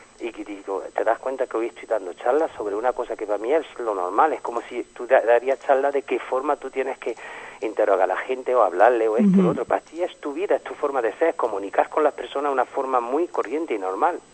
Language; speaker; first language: Spanish; non-native, fluent; French